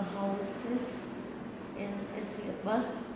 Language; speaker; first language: English; non-native, learner; Vietnamese